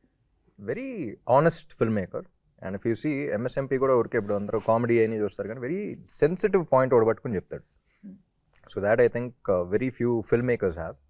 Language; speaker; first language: Telugu; native; Telugu